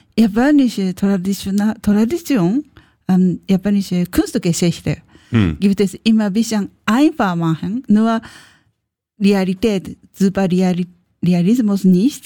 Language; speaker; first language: German; non-native, learner; Japanese